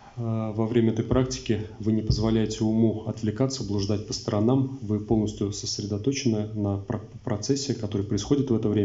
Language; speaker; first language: Russian; native; Russian